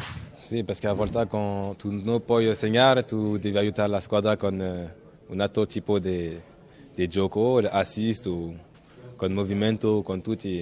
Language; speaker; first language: Italian; non-native, fluent; French